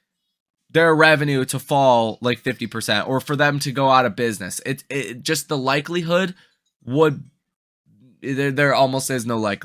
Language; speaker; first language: English; native; English